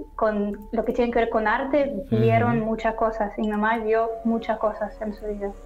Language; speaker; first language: Spanish; non-native, learner; Russian